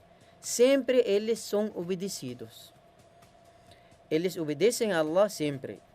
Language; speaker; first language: Portuguese; non-native, learner; Arabic